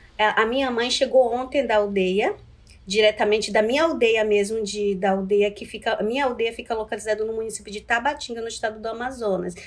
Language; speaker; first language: Portuguese; non-native, local second language; Ticuna